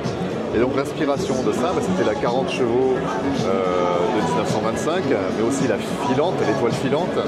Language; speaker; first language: French; native; French